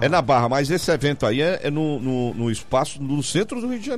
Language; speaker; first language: Portuguese; native; Portuguese